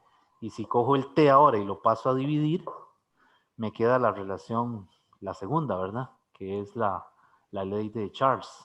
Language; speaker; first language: Spanish; native; Spanish